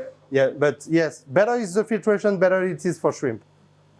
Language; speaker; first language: English; non-native, fluent; French